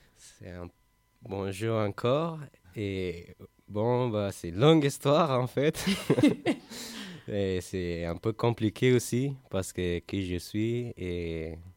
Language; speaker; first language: French; non-native, learner; Persian